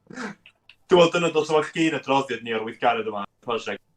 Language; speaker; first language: Welsh; native; Welsh